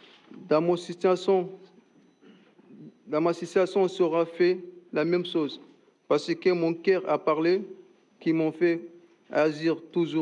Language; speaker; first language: French; non-native, learner; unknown